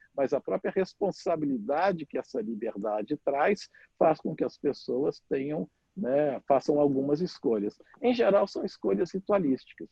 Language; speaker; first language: Portuguese; native; Portuguese